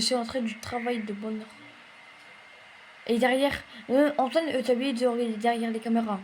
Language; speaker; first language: French; native; French